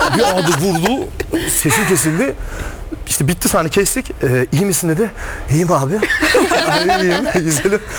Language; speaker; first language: Turkish; native; Turkish